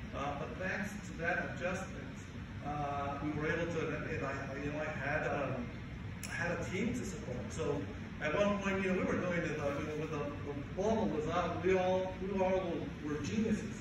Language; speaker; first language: English; non-native, fluent; Spanish